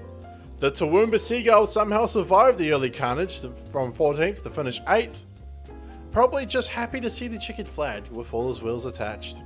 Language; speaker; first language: English; native; English